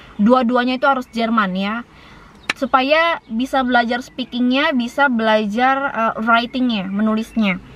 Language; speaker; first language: Indonesian; native; Indonesian